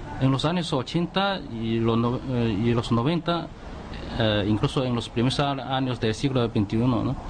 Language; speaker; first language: Spanish; non-native, fluent; Chinese